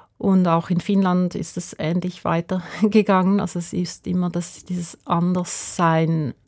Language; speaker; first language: German; native; German